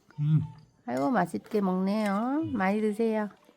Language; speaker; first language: Korean; non-native, learner; Vietnamese